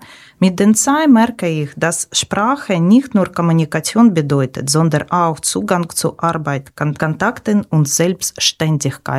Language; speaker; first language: German; non-native, learner; Ukrainian